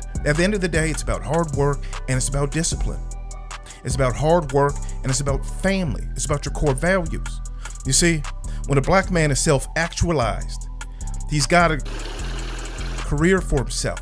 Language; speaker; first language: English; native; English